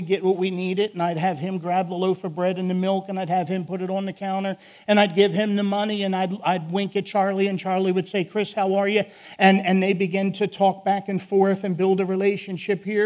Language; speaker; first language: English; native; English